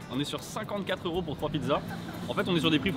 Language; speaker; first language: French; native; French